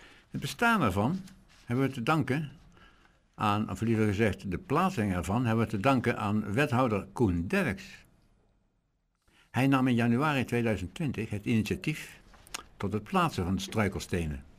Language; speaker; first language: Dutch; native; Dutch